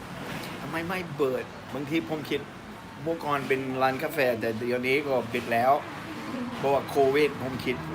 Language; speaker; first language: Thai; non-native, learner; English